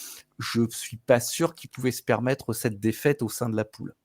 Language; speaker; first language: French; native; French